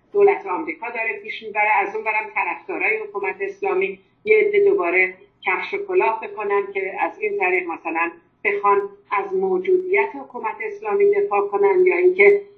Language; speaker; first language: Persian; non-native, local second language; Azerbaijani